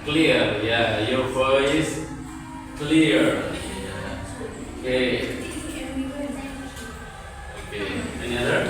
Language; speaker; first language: English; non-native, learner; Indonesian